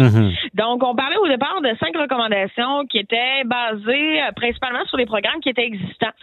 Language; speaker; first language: French; native; French